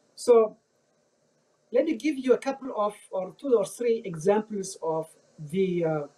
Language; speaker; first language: English; non-native, fluent; Amharic